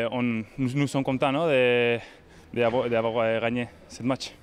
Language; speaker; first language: French; non-native, learner; Spanish